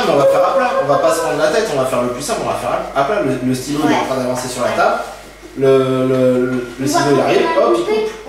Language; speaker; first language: French; native; French